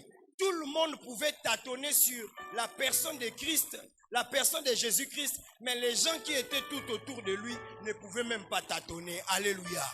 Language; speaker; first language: French; non-native, local second language; Lingala